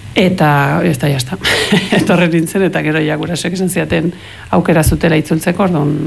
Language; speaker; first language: Basque; early bilingual, heritage; Basque